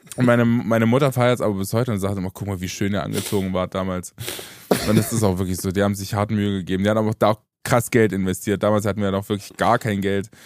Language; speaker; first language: German; early bilingual, other home language; Romanian